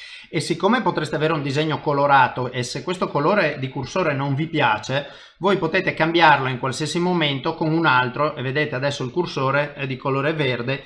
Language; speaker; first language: Italian; native; Italian